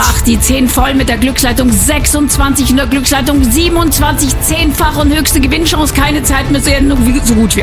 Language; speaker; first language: German; native; German